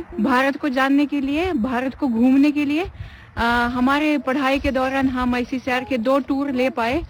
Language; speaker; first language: Hindi; non-native, fluent; Russian